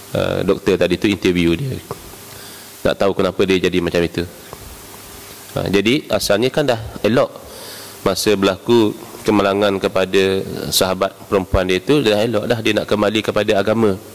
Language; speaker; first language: Malay; native; Malay